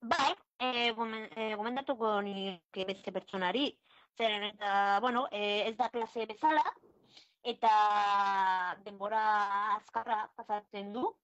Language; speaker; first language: Basque; non-native, local second language; Spanish